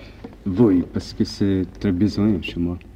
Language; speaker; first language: French; non-native, learner; Hungarian